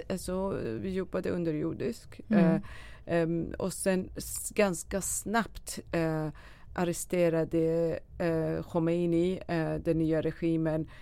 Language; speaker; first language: Swedish; non-native, fluent; Persian